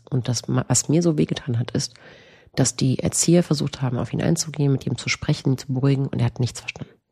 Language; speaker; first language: German; native; German